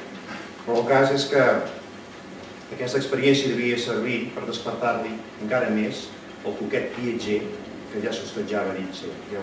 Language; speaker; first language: Catalan; native; Catalan